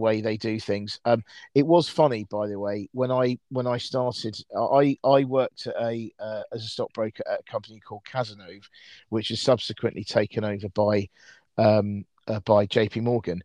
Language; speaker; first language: English; native; English